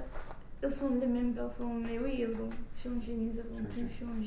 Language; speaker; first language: French; non-native, fluent; English